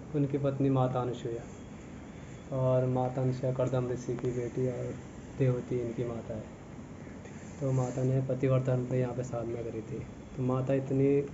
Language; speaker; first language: Hindi; native; Hindi